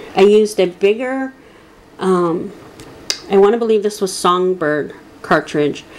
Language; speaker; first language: English; native; English